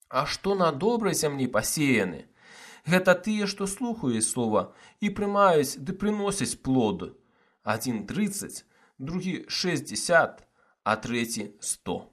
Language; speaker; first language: Belarusian; non-native, local second language; Russian